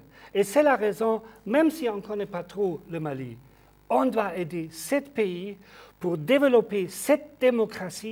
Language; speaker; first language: French; non-native, learner; German